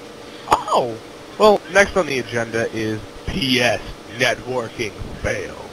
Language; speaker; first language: English; native; English